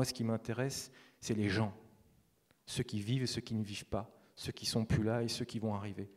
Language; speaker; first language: French; native; French